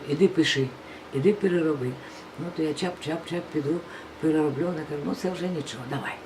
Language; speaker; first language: Ukrainian; non-native, local second language; Russian